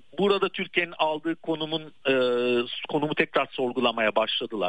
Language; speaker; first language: Turkish; native; Turkish